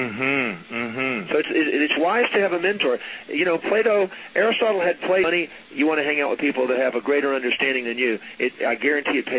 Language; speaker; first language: English; native; English